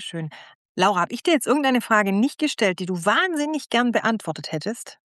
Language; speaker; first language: German; native; German